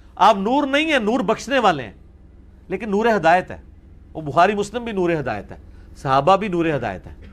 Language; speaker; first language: Urdu; non-native, local second language; Punjabi